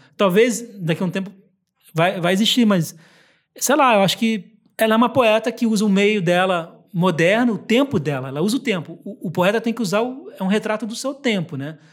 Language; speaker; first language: Portuguese; early bilingual, heritage; Portuguese